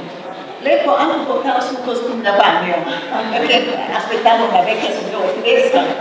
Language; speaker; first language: Italian; non-native, fluent; German